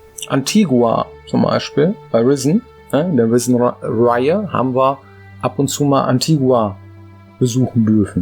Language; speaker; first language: German; native; German